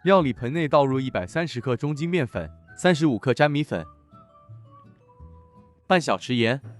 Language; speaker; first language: Chinese; native; Chinese